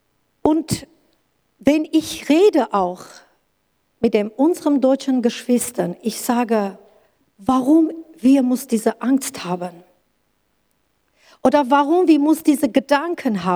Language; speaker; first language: German; non-native, learner; Kurdish